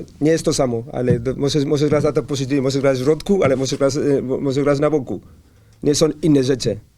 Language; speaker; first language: Polish; non-native, learner; Spanish